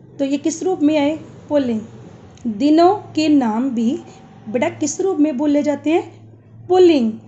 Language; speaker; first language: Hindi; native; Hindi